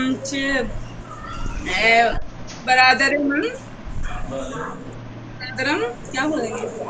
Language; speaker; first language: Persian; non-native, learner; Urdu